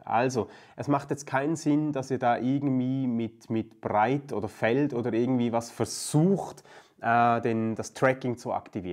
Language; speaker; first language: German; native; German